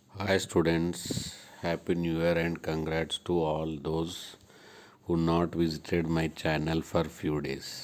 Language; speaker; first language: English; non-native, local second language; Telugu